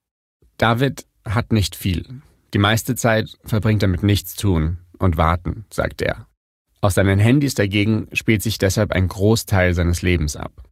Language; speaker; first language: German; native; German